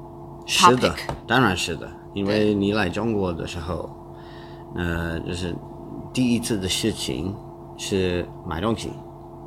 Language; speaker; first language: Chinese; non-native, learner; English